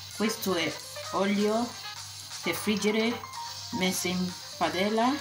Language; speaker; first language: Italian; non-native, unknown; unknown